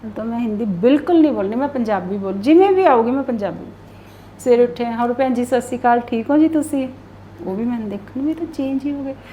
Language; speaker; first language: Punjabi; non-native, local second language; Hindi